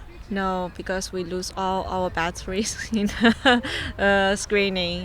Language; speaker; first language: English; non-native, fluent; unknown